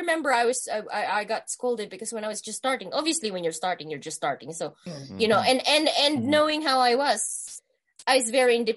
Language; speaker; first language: English; non-native, local second language; Filipino